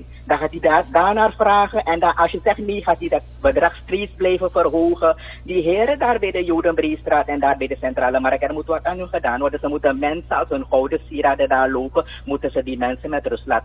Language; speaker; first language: Dutch; native; Dutch